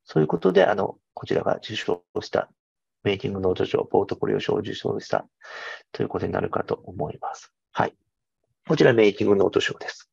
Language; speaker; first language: Japanese; native; Japanese